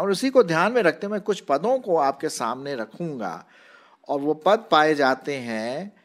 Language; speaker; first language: Hindi; non-native, local second language; Marathi